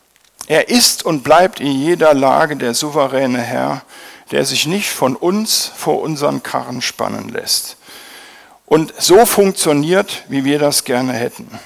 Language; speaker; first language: German; native; German